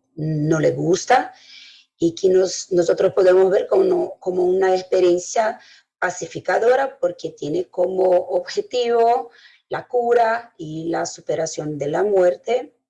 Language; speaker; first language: Spanish; non-native, fluent; Portuguese